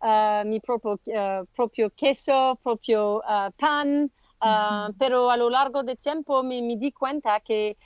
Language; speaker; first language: Spanish; non-native, learner; French